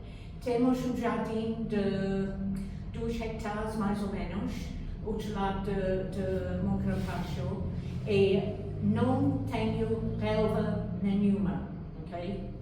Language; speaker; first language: Portuguese; non-native, learner; English